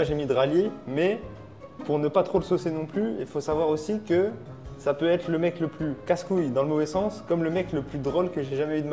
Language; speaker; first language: French; native; French